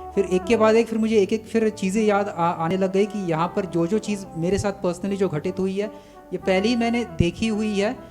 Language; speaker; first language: Hindi; native; Hindi